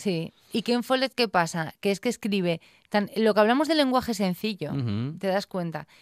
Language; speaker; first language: Spanish; native; Spanish